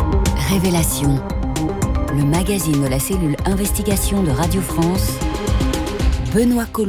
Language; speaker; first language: French; native; French